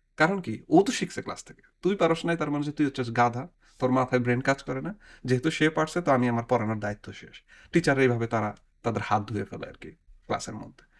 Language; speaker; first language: Bangla; native; Bangla